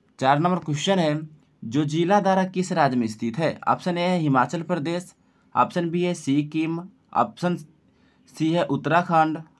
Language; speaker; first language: Hindi; native; Hindi